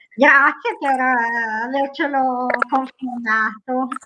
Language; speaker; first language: Italian; native; Italian